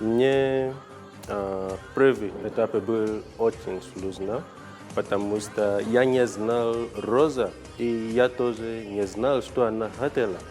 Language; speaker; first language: Russian; non-native, learner; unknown